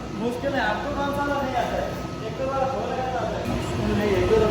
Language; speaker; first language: Hindi; non-native, local second language; Bangla